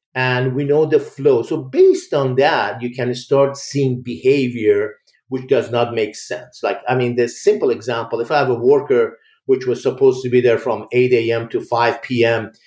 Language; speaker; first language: English; early bilingual, other home language; Persian